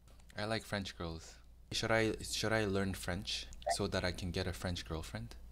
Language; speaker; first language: English; non-native, fluent; Korean